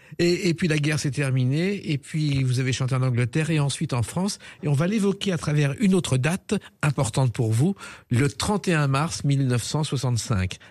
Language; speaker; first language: French; native; French